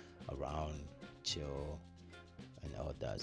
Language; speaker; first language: English; non-native, local second language; Akan